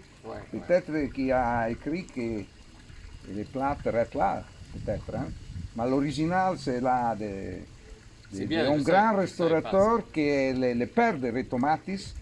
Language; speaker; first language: French; non-native, learner; Italian